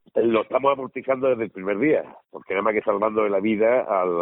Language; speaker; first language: Spanish; native; Spanish